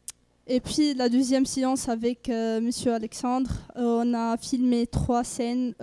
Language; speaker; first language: French; non-native, learner; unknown